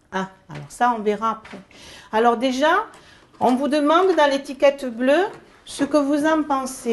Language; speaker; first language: French; native; French